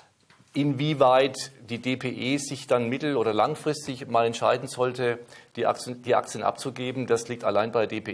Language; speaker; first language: German; native; German